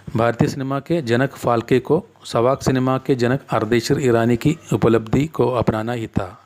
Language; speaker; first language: Hindi; non-native, local second language; Malayalam